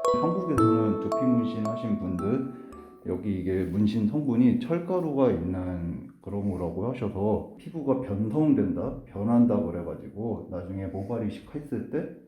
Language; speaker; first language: Korean; native; Korean